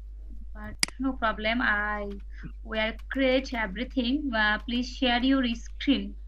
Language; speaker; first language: English; non-native, learner; Bangla